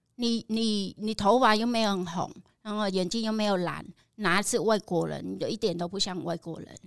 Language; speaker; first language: Chinese; non-native, fluent; Khmer